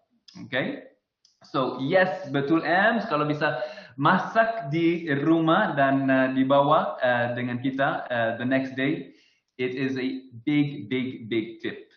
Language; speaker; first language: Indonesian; non-native, fluent; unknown